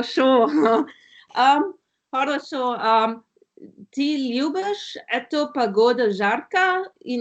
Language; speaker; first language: Russian; non-native, learner; German